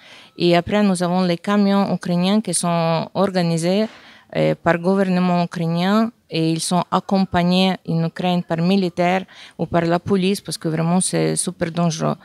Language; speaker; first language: French; non-native, fluent; Ukrainian